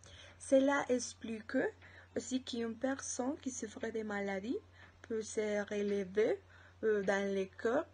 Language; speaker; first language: French; non-native, learner; Spanish